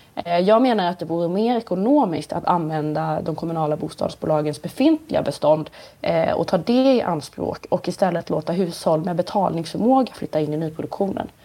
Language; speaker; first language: Swedish; native; Swedish